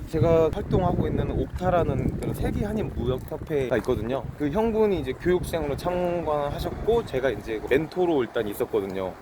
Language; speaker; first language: Korean; native; Korean